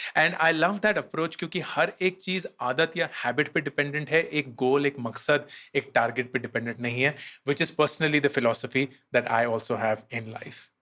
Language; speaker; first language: Hindi; native; Hindi